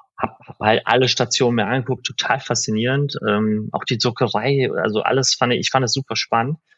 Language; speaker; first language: German; early bilingual, other home language; Persian